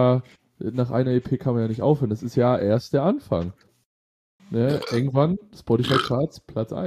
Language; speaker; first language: German; native; German